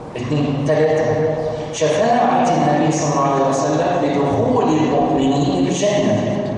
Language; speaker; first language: Arabic; native; Arabic